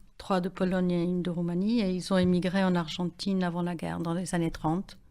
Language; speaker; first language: French; non-native, fluent; Spanish